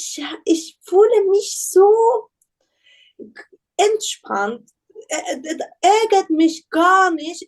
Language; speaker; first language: German; non-native, learner; Persian